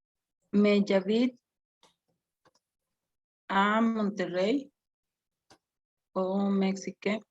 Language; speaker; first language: French; non-native, learner; Spanish